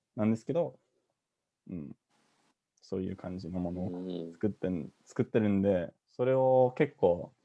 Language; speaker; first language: Japanese; non-native, fluent; English